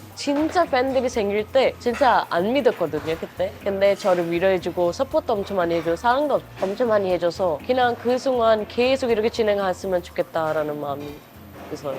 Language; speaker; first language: Korean; non-native, fluent; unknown